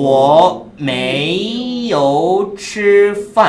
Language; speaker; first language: Chinese; non-native, fluent; Korean